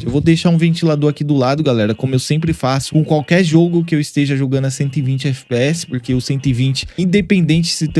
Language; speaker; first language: Portuguese; native; Portuguese